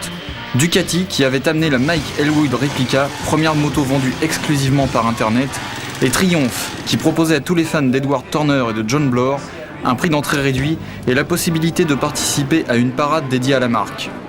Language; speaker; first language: French; native; French